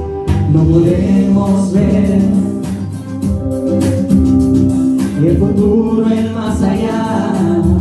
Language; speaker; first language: Spanish; native; Spanish